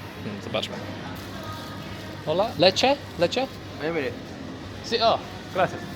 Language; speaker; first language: Spanish; non-native, learner; Polish